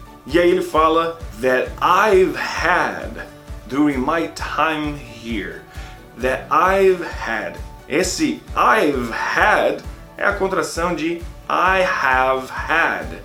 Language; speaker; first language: English; non-native, fluent; Portuguese